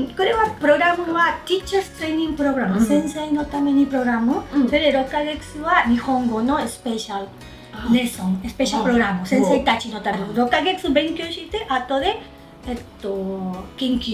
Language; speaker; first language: Japanese; non-native, learner; Spanish